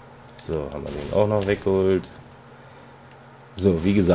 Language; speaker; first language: German; native; German